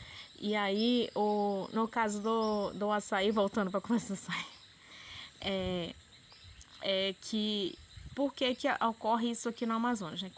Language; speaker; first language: Portuguese; native; Portuguese